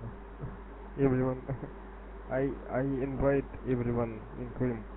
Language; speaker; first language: English; non-native, learner; Russian